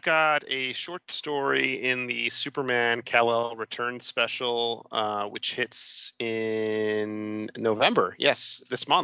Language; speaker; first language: English; native; English